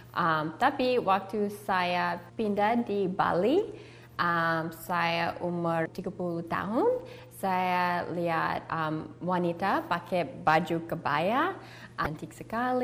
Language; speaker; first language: Indonesian; early bilingual, heritage; English